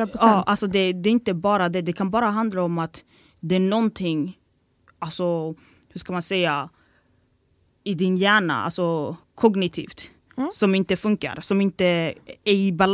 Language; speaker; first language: Swedish; early bilingual, other home language; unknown